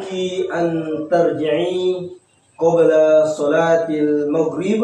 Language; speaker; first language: Arabic; non-native, learner; Indonesian